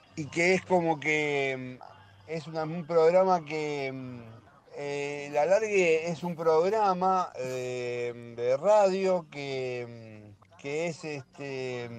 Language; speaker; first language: Spanish; native; Spanish